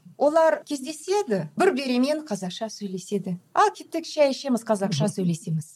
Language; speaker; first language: Kazakh; non-native, local second language; Russian